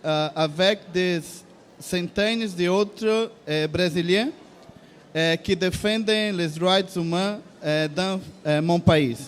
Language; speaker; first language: French; non-native, learner; Portuguese